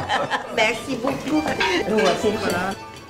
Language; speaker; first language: French; non-native, fluent; Chinese